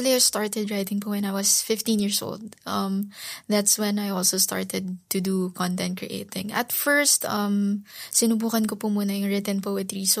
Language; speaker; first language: English; non-native, local second language; Filipino